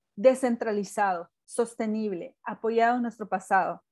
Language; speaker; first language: Spanish; native; Spanish